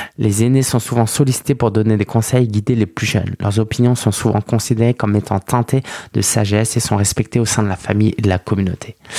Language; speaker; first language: French; early bilingual, other home language; Chinese